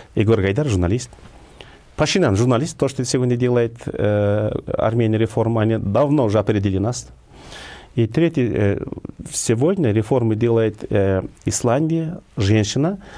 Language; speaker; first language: Russian; non-native, local second language; Kyrgyz